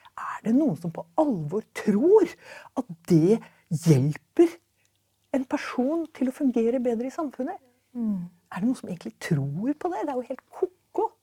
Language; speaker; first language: Norwegian; native; Norwegian